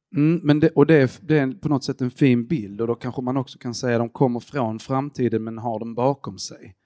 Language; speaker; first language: Swedish; early bilingual, other home language; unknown